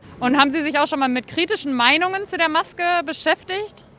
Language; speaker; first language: German; native; German